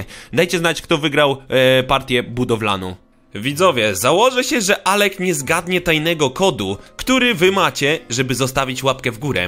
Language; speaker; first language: Polish; native; Polish